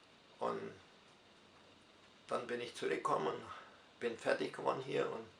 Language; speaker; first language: German; early bilingual, heritage; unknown